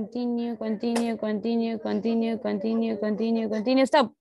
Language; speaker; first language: English; non-native, learner; Spanish